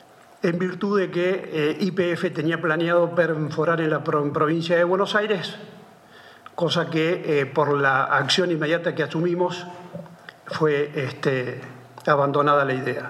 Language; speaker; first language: Spanish; native; Spanish